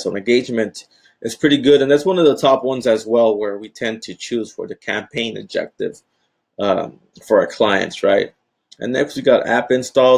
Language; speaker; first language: English; native; English